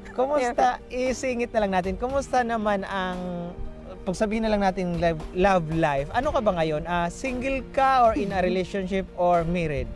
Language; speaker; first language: Filipino; native; Filipino